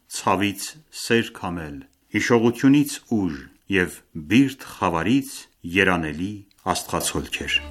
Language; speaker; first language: Armenian; early bilingual, heritage; Armenian